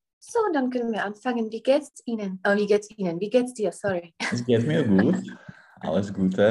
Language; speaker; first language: German; non-native, fluent; Czech